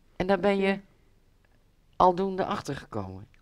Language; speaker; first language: Dutch; native; Dutch